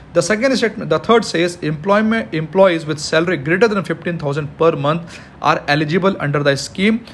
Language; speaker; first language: English; non-native, local second language; Hindi